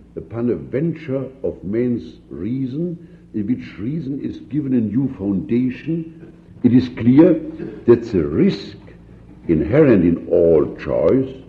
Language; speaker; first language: English; non-native, fluent; German